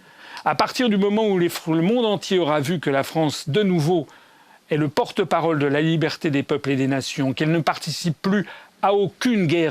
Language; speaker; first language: French; native; French